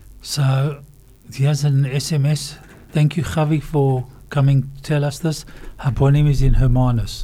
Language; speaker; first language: English; native; English